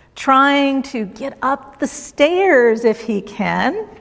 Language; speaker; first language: English; native; English